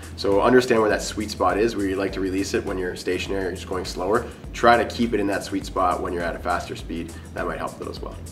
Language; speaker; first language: English; native; English